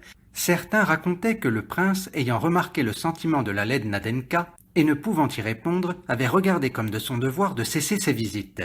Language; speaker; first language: French; native; French